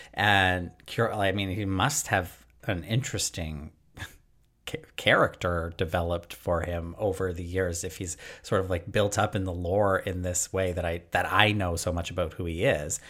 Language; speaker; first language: English; native; English